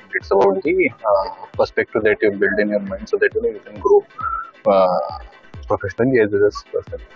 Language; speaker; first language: English; non-native, local second language; Hindi